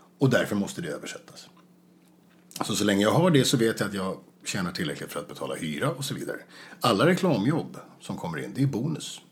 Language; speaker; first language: Swedish; native; Swedish